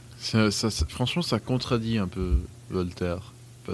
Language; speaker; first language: French; non-native, fluent; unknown